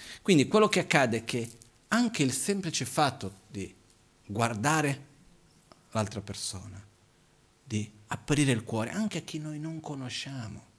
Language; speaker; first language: Italian; non-native, fluent; Portuguese